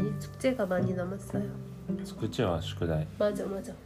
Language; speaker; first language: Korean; non-native, learner; Japanese